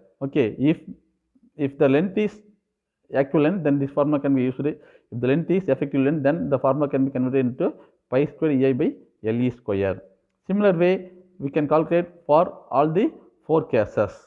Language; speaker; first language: English; non-native, local second language; Tamil